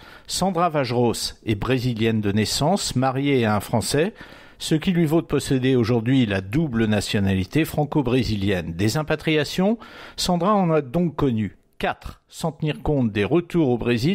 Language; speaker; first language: French; native; French